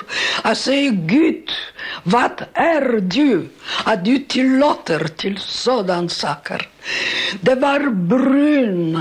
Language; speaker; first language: Swedish; non-native, learner; Polish